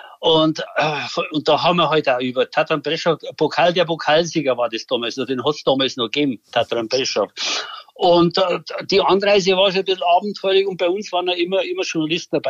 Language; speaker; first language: German; native; German